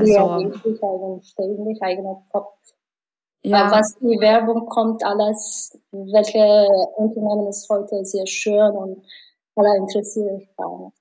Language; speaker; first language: German; non-native, learner; Mongolian